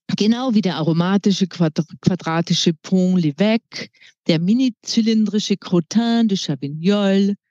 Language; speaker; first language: German; native; German